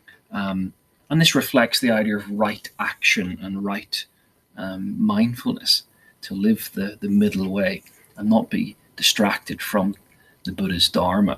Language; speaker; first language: English; native; English